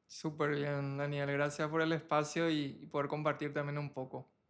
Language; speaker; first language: Spanish; native; Spanish